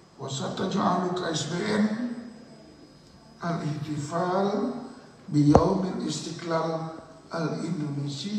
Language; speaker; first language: Arabic; non-native, learner; Indonesian